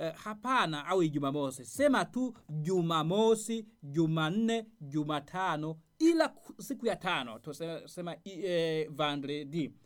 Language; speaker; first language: Swahili; non-native, local second language; Rundi